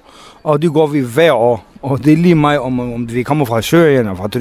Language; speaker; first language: Danish; non-native, learner; Kurdish